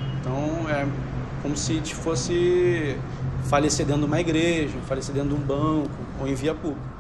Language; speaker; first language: Portuguese; native; Portuguese